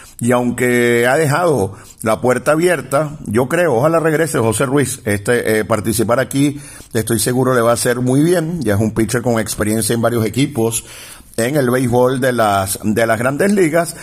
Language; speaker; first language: Spanish; native; Spanish